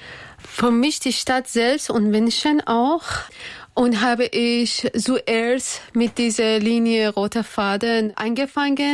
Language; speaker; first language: German; non-native, fluent; Persian